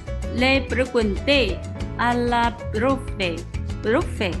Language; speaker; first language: Spanish; non-native, learner; Chinese